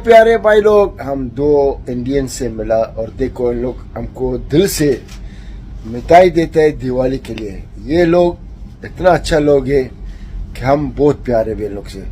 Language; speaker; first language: Hindi; non-native, learner; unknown